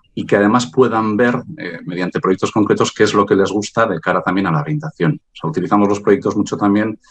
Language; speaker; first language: Spanish; non-native, local second language; Basque